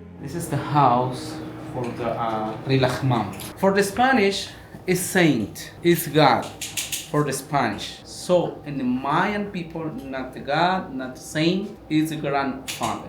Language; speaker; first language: English; non-native, learner; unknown